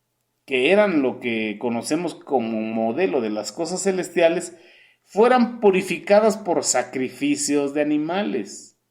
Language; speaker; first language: Spanish; native; Spanish